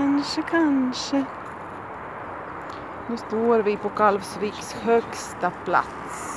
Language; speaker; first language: Swedish; non-native, fluent; Latvian